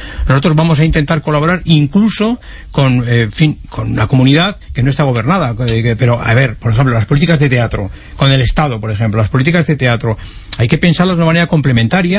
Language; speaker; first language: Spanish; native; Spanish